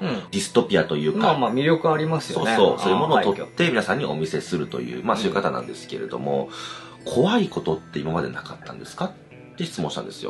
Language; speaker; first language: Japanese; native; Japanese